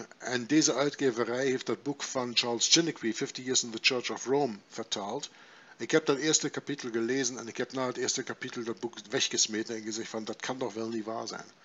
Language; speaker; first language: Dutch; non-native, fluent; German